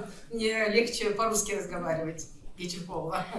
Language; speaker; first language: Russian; non-native, local second language; Kyrgyz